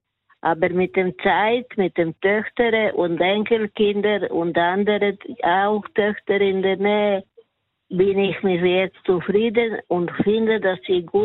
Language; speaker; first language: German; non-native, learner; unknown